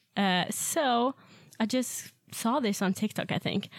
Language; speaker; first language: English; non-native, fluent; Swedish